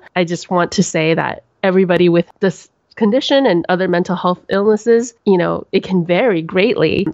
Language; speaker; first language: English; native; English